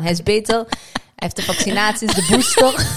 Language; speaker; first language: Dutch; early bilingual, other home language; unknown